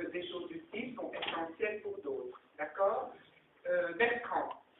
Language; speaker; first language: French; native; French